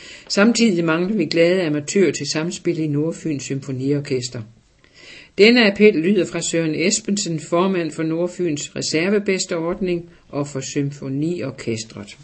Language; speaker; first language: Danish; native; Danish